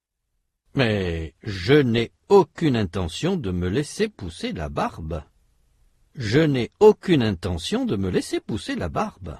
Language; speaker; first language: French; native; French